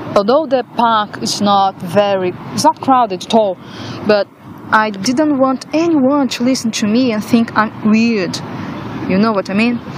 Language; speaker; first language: English; non-native, fluent; Portuguese